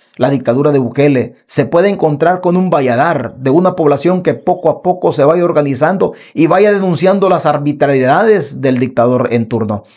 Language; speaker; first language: Spanish; native; Spanish